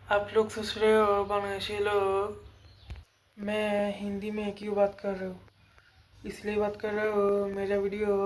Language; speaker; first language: Hindi; non-native, learner; Bangla